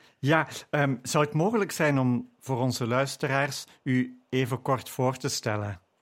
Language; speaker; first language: Dutch; native; Dutch